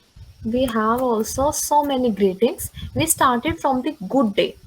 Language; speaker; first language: English; non-native, local second language; Hindi